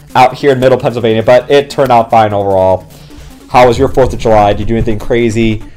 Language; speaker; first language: English; native; English